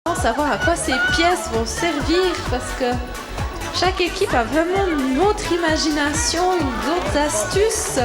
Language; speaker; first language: French; native; French